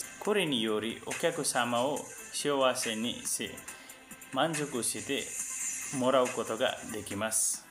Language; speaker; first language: Japanese; non-native, learner; Nepali